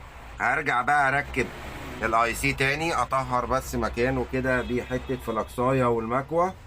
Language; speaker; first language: Arabic; native; Arabic